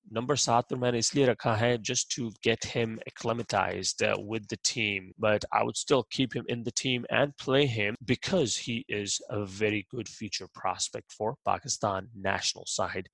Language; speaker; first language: English; non-native, local second language; Urdu